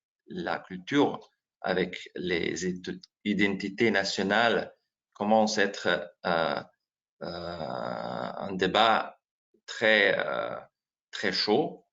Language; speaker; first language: French; non-native, fluent; Slovenian